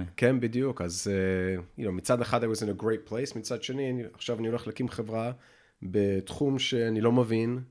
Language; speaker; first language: Hebrew; native; Hebrew